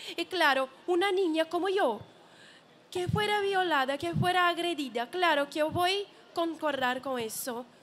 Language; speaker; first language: Spanish; non-native, learner; Portuguese